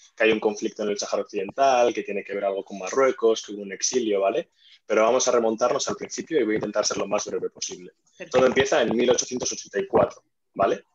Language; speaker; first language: Spanish; non-native, fluent; Arabic